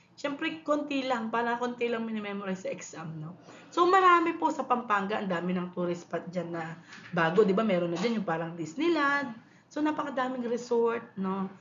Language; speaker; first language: Filipino; non-native, local second language; Pampanga